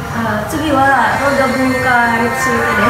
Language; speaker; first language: Japanese; non-native, learner; Indonesian